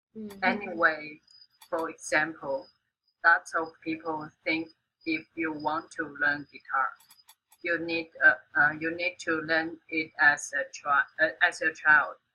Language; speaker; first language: English; non-native, fluent; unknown